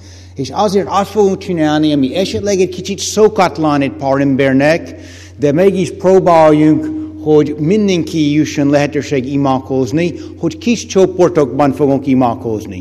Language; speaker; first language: Hungarian; non-native, fluent; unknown